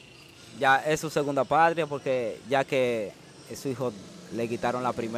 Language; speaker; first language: Spanish; native; Spanish